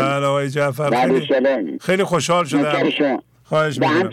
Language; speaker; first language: Persian; native; Persian